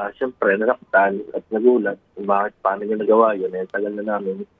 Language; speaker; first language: Filipino; native; Filipino